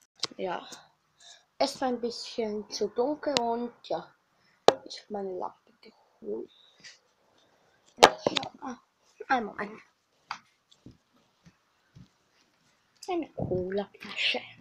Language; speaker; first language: German; early bilingual, other home language; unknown